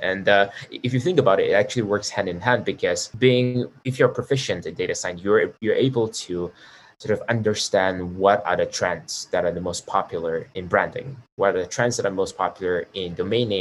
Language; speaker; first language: English; non-native, local second language; Chinese